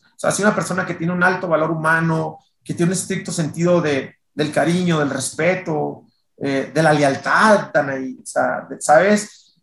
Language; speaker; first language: Spanish; native; Spanish